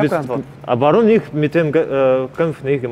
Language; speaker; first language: German; non-native, learner; Russian